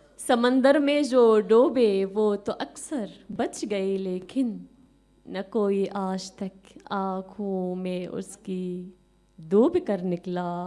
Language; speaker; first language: Urdu; non-native, fluent; Arabic